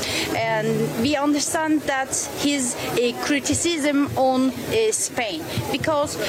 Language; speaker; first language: English; non-native, fluent; Turkish